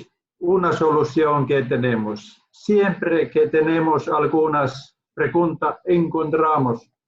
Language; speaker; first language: Spanish; non-native, learner; Finnish